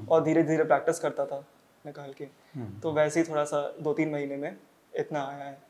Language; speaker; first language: Hindi; native; Hindi